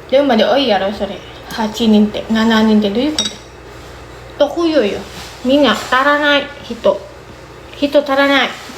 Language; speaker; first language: Japanese; non-native, learner; Indonesian